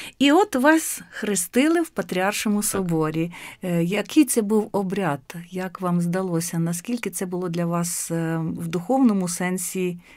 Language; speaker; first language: Ukrainian; native; Ukrainian